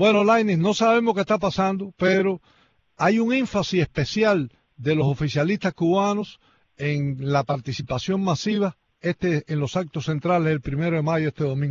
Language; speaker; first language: Spanish; native; Spanish